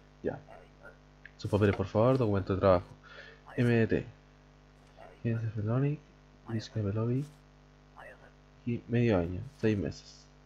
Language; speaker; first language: Spanish; native; Spanish